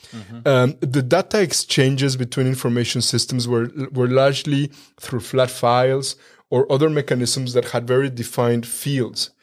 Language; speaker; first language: English; non-native, fluent; Spanish